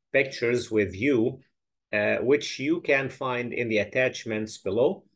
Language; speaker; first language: English; non-native, fluent; Arabic